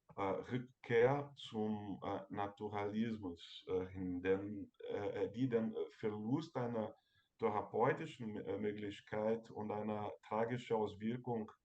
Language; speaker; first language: German; non-native, fluent; Portuguese